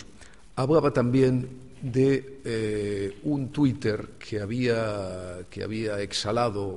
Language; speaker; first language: Spanish; native; Spanish